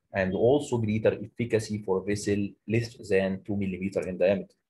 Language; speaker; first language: English; non-native, local second language; Arabic